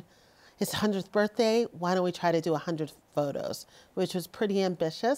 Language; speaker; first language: English; native; English